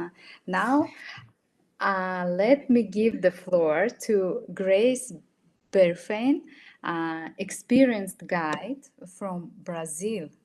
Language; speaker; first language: English; non-native, fluent; Russian